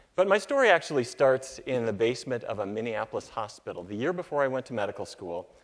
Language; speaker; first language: English; native; English